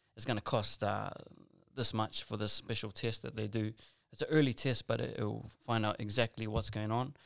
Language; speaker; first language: English; native; English